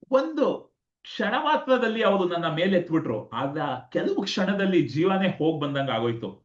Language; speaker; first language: Kannada; native; Kannada